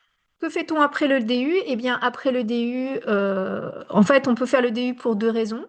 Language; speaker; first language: French; native; French